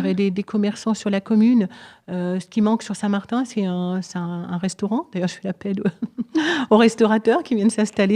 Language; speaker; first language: French; native; French